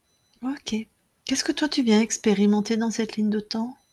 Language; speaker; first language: French; native; French